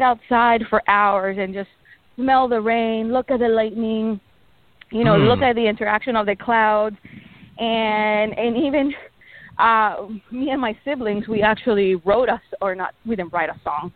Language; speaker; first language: English; non-native, fluent; Spanish